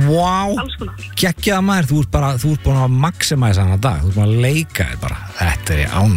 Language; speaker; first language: Icelandic; native; Icelandic